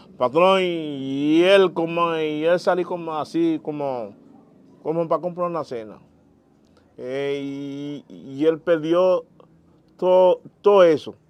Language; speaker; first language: Spanish; non-native, learner; Haitian Creole